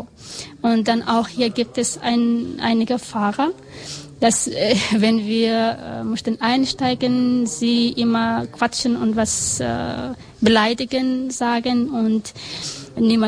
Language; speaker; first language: German; non-native, learner; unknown